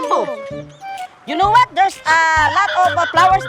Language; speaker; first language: English; non-native, learner; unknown